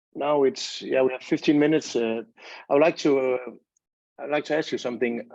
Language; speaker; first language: English; non-native, fluent; Danish